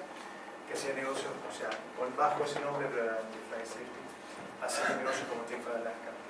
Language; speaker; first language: Spanish; native; Spanish